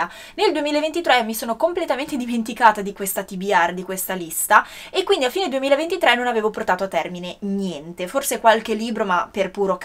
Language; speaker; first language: Italian; native; Italian